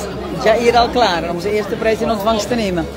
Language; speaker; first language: Dutch; native; Dutch